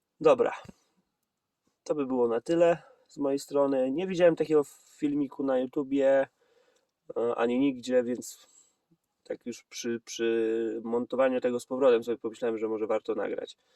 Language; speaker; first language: Polish; native; Polish